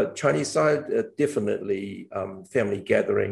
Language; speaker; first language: English; native; English